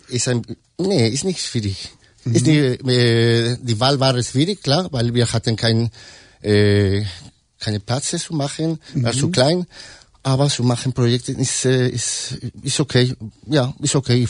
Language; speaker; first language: German; non-native, learner; Spanish